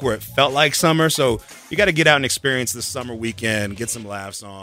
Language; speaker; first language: English; native; English